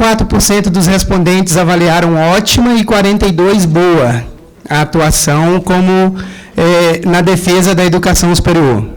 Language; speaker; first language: Portuguese; native; Portuguese